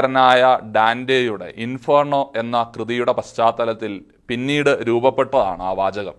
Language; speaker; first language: Malayalam; native; Malayalam